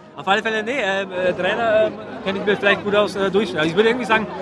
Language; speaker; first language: German; native; German